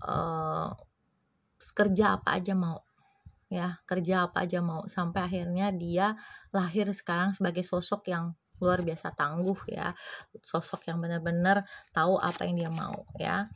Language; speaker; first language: Indonesian; native; Indonesian